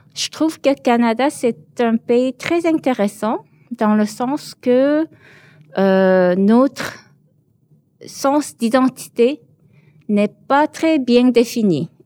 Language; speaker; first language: French; early bilingual, other home language; Korean